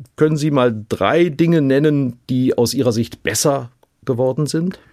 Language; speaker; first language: German; native; German